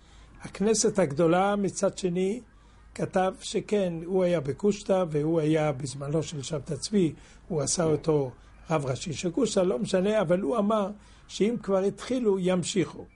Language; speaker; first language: Hebrew; non-native, fluent; French